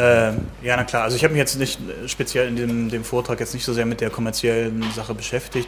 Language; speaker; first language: German; native; German